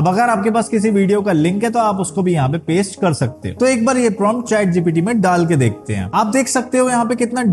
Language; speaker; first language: Hindi; native; Hindi